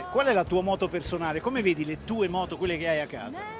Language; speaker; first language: Italian; native; Italian